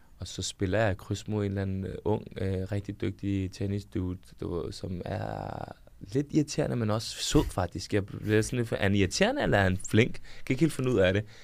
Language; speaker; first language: Danish; early bilingual, other home language; Serbian